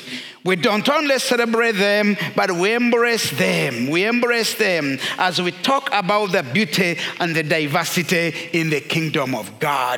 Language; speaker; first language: English; non-native, local second language; Kinyarwanda